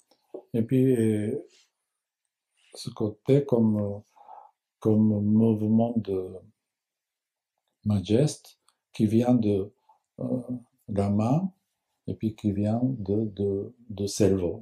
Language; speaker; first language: French; non-native, learner; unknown